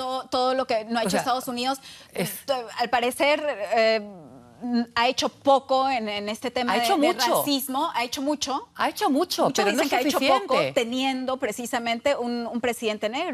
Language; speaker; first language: Spanish; native; Spanish